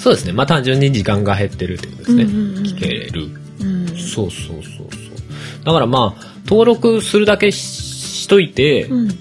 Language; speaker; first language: Japanese; native; Japanese